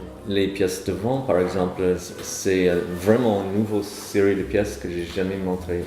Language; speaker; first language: French; non-native, fluent; English